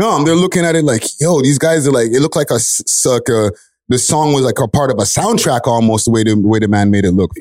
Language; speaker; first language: English; native; English